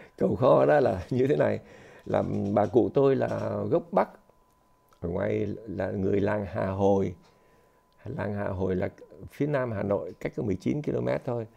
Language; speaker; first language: Vietnamese; native; Vietnamese